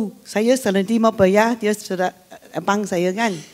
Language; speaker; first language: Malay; non-native, local second language; Hakka Chinese